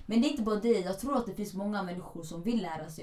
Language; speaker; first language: Swedish; early bilingual, other home language; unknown